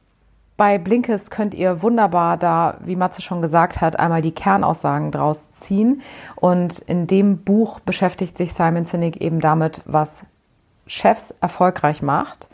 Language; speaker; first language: German; native; German